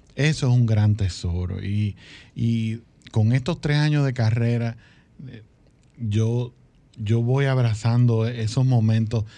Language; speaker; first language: Spanish; native; Spanish